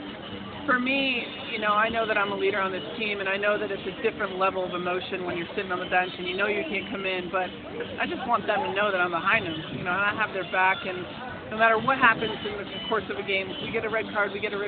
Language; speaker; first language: English; native; English